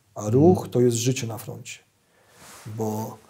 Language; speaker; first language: Polish; native; Polish